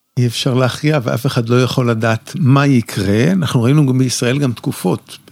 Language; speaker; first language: Hebrew; native; Hebrew